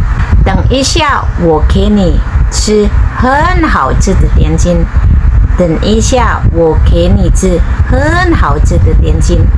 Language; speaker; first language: Chinese; non-native, fluent; Indonesian